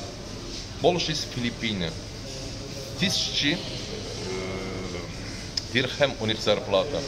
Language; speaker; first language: Russian; non-native, learner; Turkish